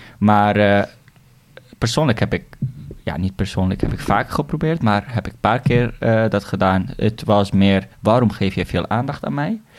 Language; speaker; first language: Dutch; non-native, fluent; Arabic